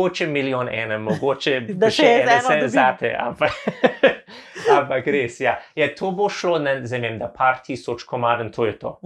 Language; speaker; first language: Slovenian; non-native, learner; English